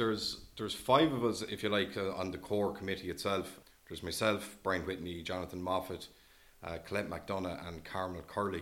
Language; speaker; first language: English; native; English